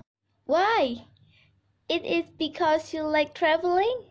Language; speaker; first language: English; non-native, learner; Indonesian